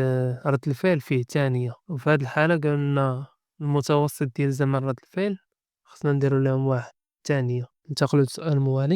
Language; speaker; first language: Arabic; native; Arabic